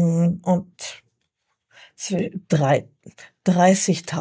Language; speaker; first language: German; non-native, learner; French